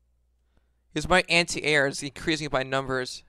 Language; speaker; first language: English; native; English